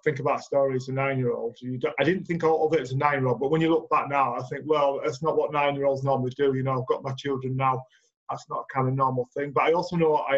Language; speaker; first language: English; native; English